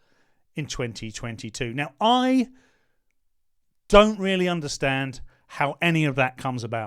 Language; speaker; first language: English; native; English